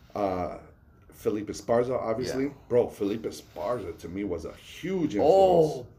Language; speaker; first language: English; early bilingual, other home language; Spanish